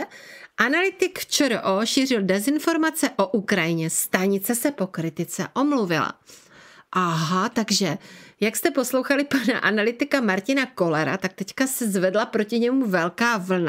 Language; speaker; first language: Czech; native; Czech